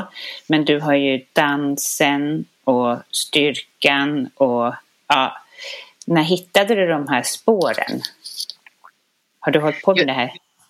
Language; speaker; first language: Swedish; native; Swedish